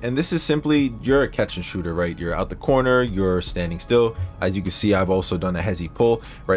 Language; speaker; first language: English; native; English